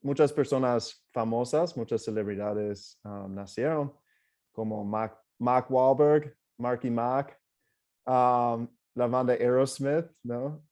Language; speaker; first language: Spanish; non-native, fluent; English